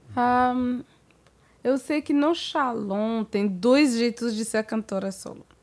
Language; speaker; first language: Portuguese; non-native, fluent; French